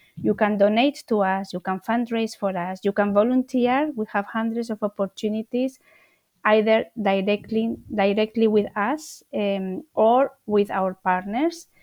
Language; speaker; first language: English; non-native, fluent; Spanish